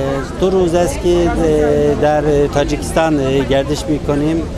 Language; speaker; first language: Persian; non-native, fluent; Turkish